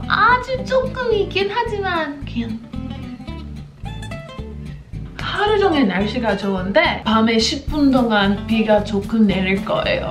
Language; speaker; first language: Korean; non-native, fluent; English